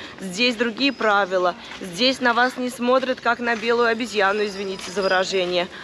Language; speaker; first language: Russian; native; Russian